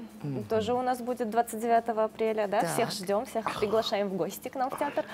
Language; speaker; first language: Russian; native; Russian